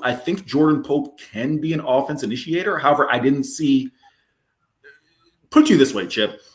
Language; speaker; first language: English; native; English